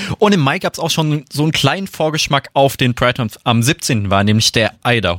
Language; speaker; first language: German; native; German